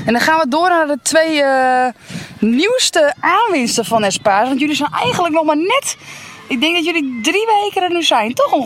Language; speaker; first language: Dutch; native; Dutch